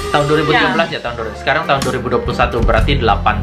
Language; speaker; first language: Indonesian; native; Indonesian